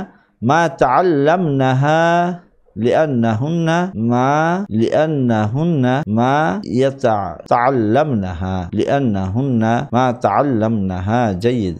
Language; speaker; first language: Arabic; non-native, fluent; Bangla